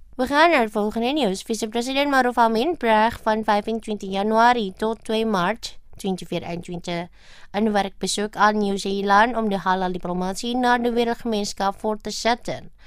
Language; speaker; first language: Dutch; non-native, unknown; Indonesian